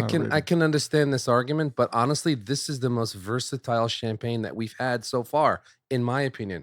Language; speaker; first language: English; native; English